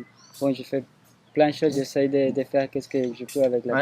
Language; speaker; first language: French; non-native, fluent; Spanish